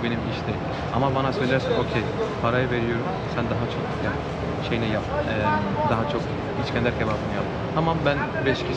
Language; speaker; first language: Turkish; non-native, fluent; Bangla